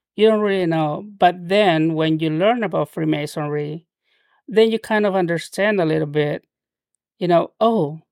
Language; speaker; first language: English; non-native, fluent; Spanish